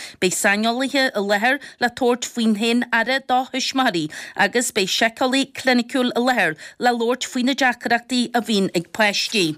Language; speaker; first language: Irish; native; Irish